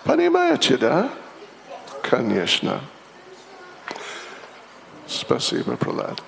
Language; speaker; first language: Russian; non-native, learner; English